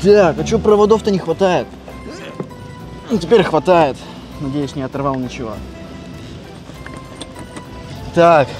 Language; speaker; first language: Russian; native; Russian